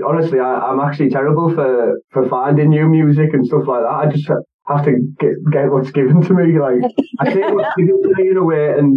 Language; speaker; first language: English; native; English